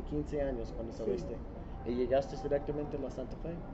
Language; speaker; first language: Spanish; non-native, fluent; English